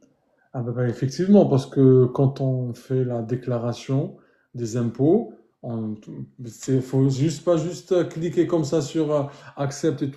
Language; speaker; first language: French; native; French